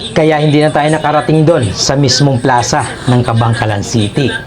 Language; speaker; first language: Filipino; non-native, local second language; Hiligaynon